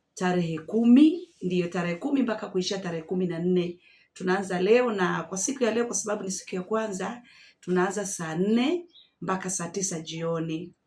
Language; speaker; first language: Swahili; native; Swahili